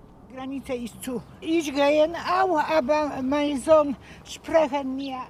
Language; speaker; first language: German; non-native, learner; Polish